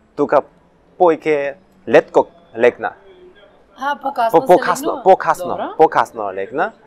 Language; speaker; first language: Macedonian; non-native, learner; Chinese